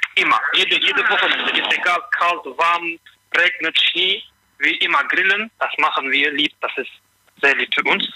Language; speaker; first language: German; non-native, learner; Turkish